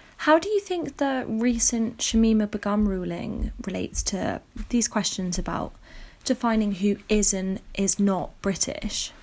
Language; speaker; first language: English; native; English